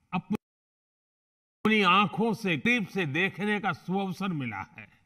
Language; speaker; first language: Hindi; non-native, local second language; Gujarati